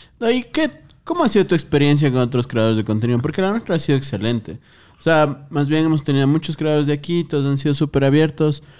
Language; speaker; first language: Spanish; native; Spanish